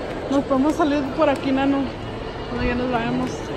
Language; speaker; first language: Spanish; early bilingual, heritage; Spanish